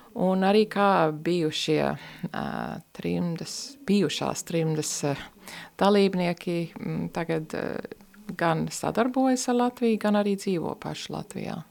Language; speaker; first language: Latvian; early bilingual, heritage; Latvian